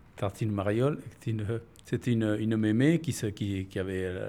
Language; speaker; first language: French; native; French